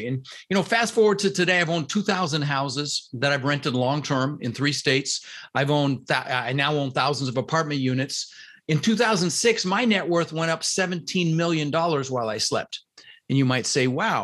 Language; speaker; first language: English; early bilingual, other home language; Dutch